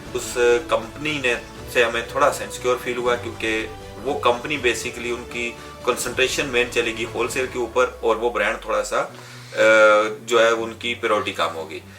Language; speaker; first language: Urdu; non-native, local second language; Punjabi